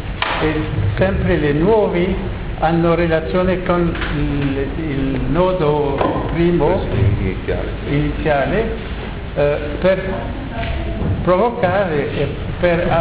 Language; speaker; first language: Italian; non-native, learner; French